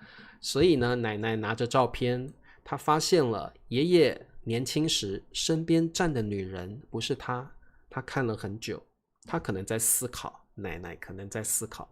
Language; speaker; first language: Chinese; native; Chinese